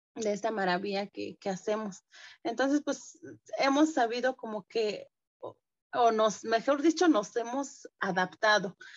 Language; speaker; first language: Spanish; non-native, local second language; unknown